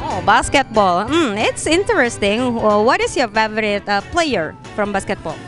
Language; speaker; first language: English; non-native, fluent; Indonesian